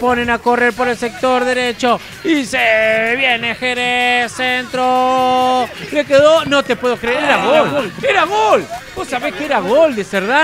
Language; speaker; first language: Spanish; native; Spanish